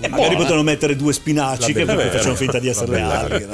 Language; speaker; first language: Italian; native; Italian